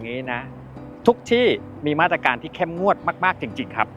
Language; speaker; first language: Thai; native; Thai